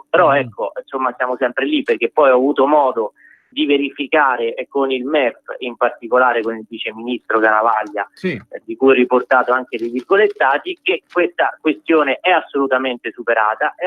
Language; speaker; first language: Italian; native; Italian